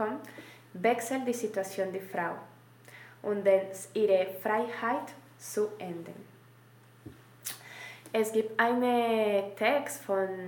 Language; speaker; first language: German; non-native, learner; Spanish